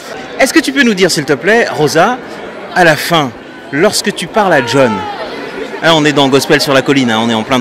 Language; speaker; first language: French; native; French